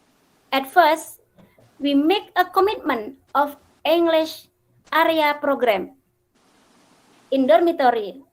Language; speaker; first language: English; non-native, fluent; Indonesian